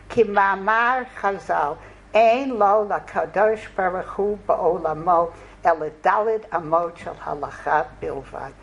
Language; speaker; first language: Hebrew; non-native, fluent; English